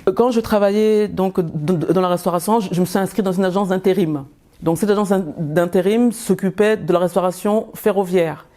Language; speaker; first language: French; early bilingual, other home language; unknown